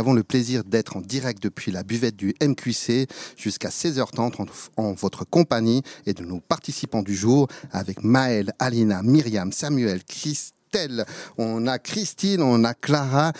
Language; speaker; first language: French; native; French